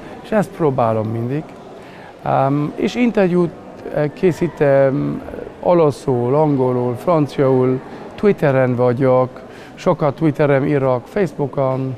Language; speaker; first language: Hungarian; non-native, learner; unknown